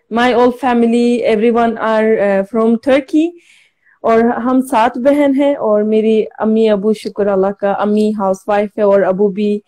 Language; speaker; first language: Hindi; non-native, learner; Turkish